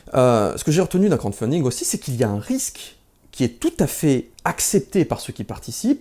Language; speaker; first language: French; native; French